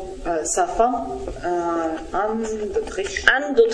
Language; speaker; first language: French; non-native, learner; Russian